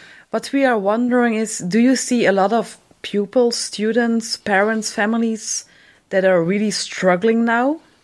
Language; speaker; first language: English; non-native, fluent; Dutch